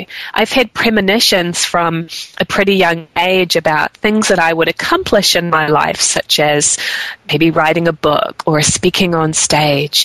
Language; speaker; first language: English; native; English